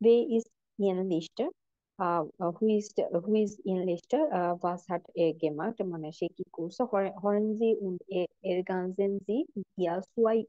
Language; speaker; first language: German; non-native, learner; Bangla